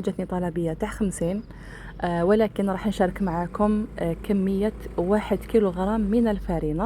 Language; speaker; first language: Arabic; native; Arabic